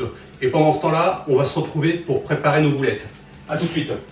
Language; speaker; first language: French; native; French